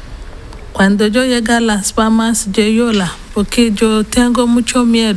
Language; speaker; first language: Spanish; non-native, learner; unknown